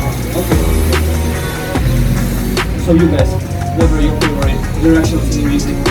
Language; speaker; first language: English; non-native, learner; Russian